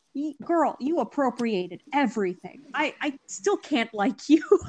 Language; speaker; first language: English; early bilingual, other home language; Hindi